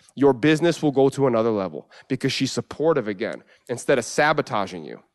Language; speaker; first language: English; native; English